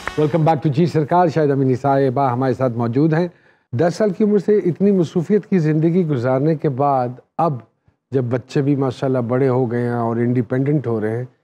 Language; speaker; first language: Urdu; non-native, local second language; Punjabi